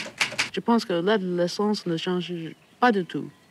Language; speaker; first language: French; non-native, fluent; English